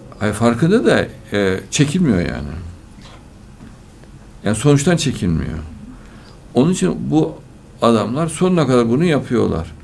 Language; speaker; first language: Turkish; native; Turkish